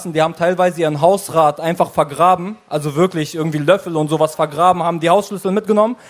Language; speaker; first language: German; early bilingual, other home language; Arabic